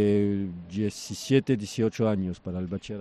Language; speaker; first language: Spanish; early bilingual, heritage; French